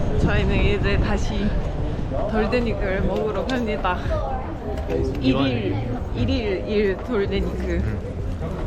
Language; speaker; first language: Korean; non-native, fluent; Japanese